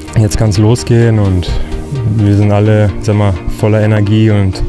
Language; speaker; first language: German; native; German